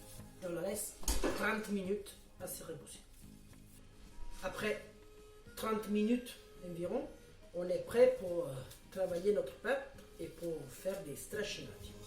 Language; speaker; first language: French; non-native, fluent; Italian